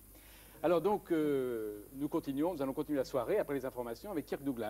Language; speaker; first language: French; native; French